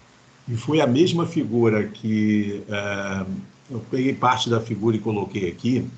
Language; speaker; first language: Portuguese; native; Portuguese